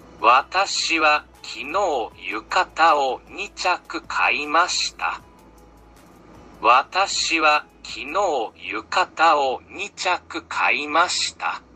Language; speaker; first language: Japanese; non-native, learner; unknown